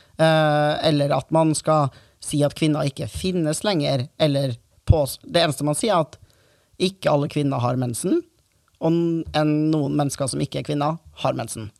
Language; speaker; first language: Norwegian; native; Norwegian